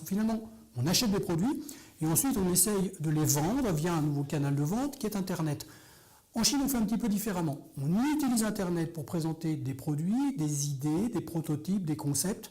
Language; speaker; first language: French; native; French